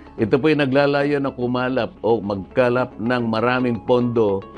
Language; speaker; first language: Filipino; native; Filipino